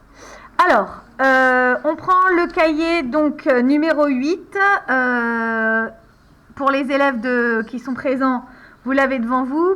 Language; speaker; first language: French; native; French